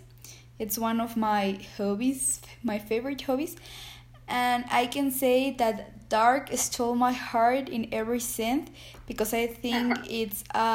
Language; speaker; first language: English; non-native, learner; Spanish